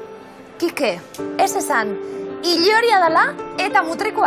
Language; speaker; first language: Basque; native; Basque